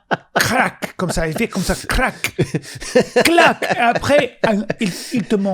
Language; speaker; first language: French; non-native, learner; English